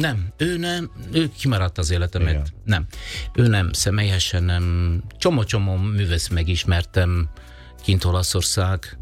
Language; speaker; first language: Hungarian; non-native, learner; Italian